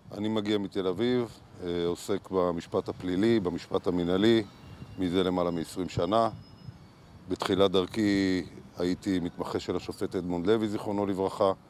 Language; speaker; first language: Hebrew; native; Hebrew